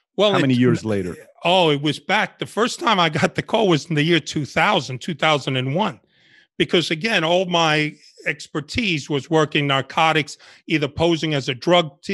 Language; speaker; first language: English; early bilingual, other home language; Spanish